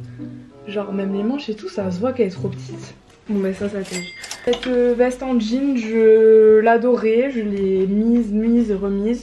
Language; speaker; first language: French; native; French